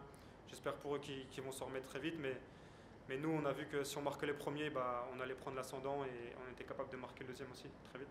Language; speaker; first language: French; native; French